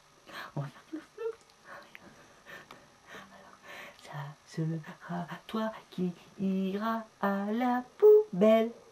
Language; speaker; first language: French; native; French